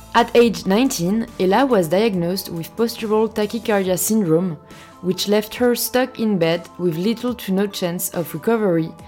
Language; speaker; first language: English; non-native, fluent; French